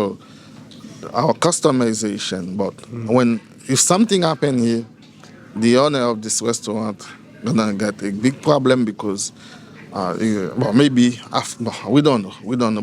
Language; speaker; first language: English; non-native, learner; Haitian Creole